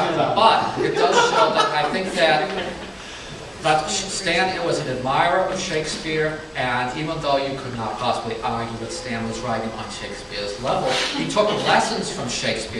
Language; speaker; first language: English; native; English